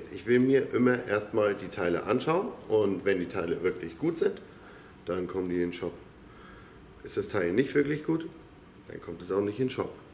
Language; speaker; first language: German; native; German